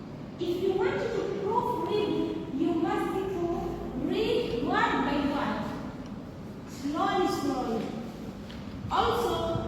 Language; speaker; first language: English; non-native, local second language; Swahili